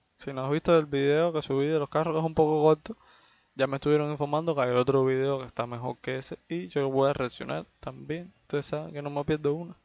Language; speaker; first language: Spanish; native; Spanish